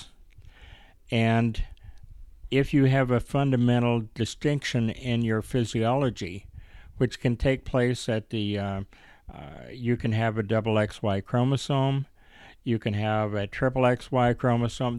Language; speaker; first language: English; native; English